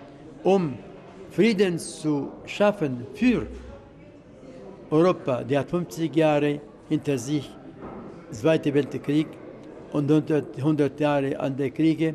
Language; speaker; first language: German; non-native, fluent; Arabic